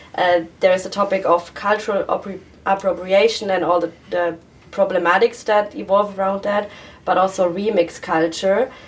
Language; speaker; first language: English; non-native, fluent; German